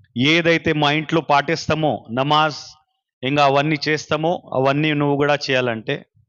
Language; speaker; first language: Telugu; non-native, local second language; Urdu